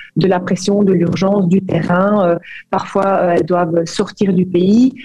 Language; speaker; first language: French; native; French